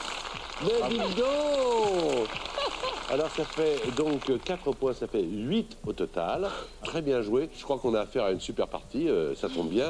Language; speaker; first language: French; native; French